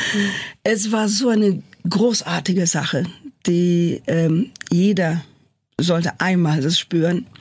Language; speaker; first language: German; non-native, fluent; Portuguese